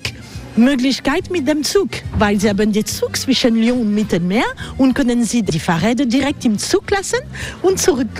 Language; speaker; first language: German; non-native, fluent; French